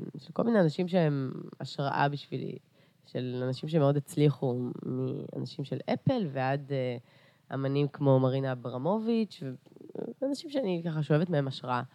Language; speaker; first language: Hebrew; early bilingual, other home language; Russian